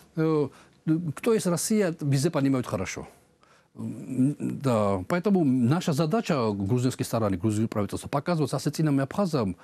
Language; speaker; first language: Russian; non-native, local second language; Georgian